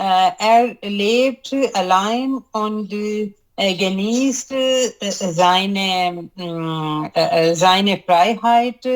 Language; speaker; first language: German; non-native, learner; Urdu